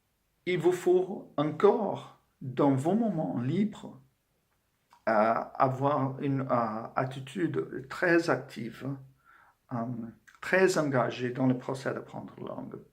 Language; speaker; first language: French; non-native, fluent; Portuguese